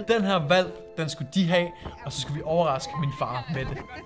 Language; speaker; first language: Danish; native; Danish